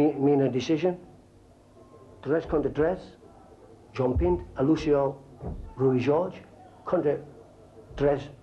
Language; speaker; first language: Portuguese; non-native, learner; English